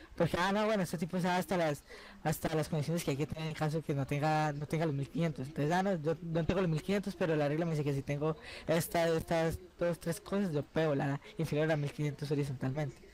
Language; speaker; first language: Spanish; native; Spanish